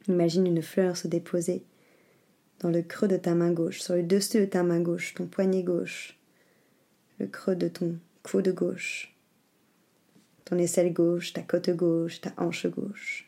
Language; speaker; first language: French; native; French